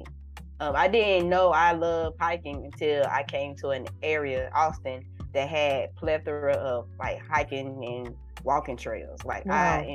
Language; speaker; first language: English; native; English